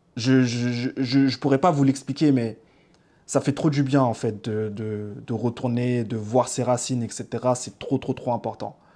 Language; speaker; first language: French; native; French